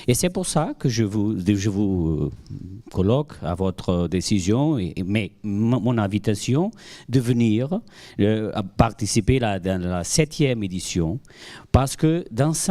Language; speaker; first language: French; non-native, fluent; Portuguese